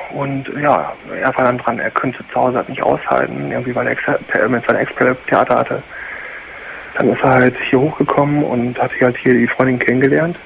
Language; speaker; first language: German; native; German